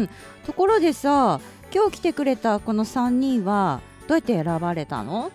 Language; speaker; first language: Japanese; native; Japanese